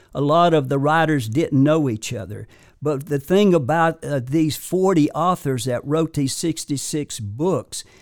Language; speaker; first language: English; native; English